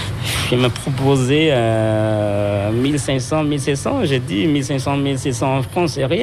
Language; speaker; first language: French; non-native, local second language; Khmer